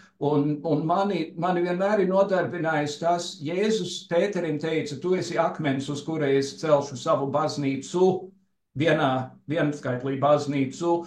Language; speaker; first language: Latvian; early bilingual, heritage; Latvian